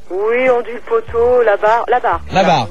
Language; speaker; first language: French; native; French